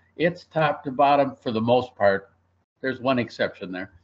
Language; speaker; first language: English; native; English